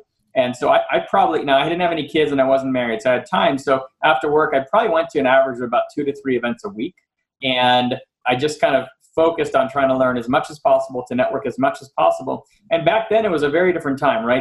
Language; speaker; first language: English; native; English